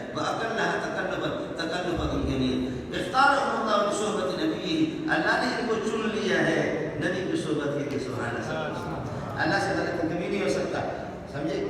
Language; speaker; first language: Urdu; non-native, local second language; Baluchi